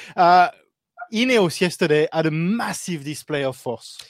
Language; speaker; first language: English; non-native, fluent; French